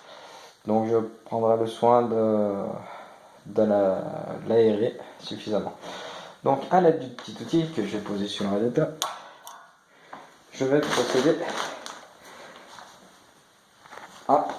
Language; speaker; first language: French; native; French